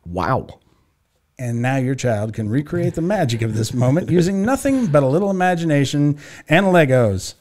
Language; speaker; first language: English; native; English